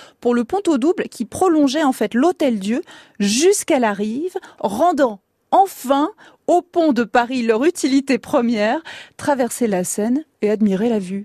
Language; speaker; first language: French; native; French